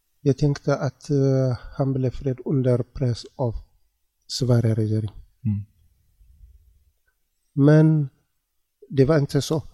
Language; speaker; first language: Swedish; non-native, learner; Tigrinya